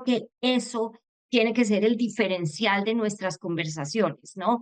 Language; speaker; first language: Spanish; native; Spanish